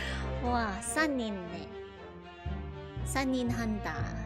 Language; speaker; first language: Japanese; non-native, learner; Filipino